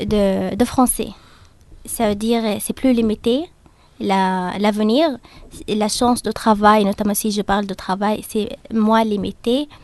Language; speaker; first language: French; non-native, fluent; Arabic